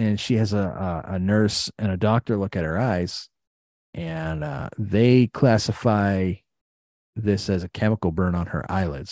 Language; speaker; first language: English; native; English